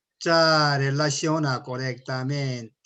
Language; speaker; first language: Spanish; non-native, learner; Korean